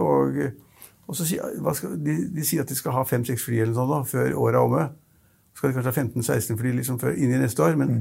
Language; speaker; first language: Norwegian; native; Norwegian